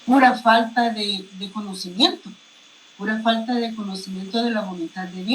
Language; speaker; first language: Spanish; native; Spanish